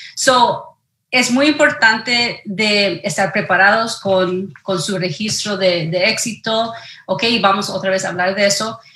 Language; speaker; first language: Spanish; early bilingual, heritage; Spanish